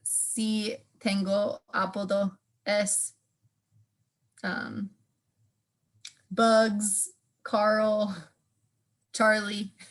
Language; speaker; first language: Spanish; non-native, learner; English